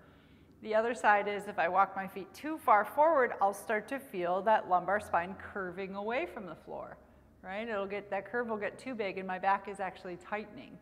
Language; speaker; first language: English; native; English